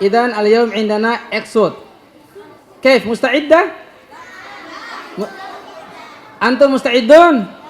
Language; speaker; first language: Arabic; non-native, fluent; Indonesian